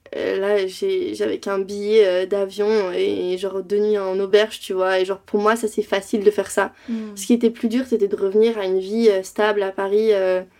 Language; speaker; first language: French; native; French